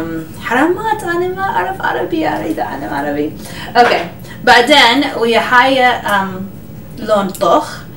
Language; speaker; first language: Arabic; early bilingual, heritage; English